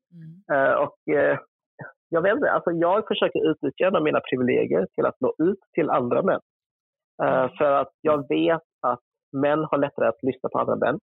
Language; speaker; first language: Swedish; early bilingual, other home language; Vietnamese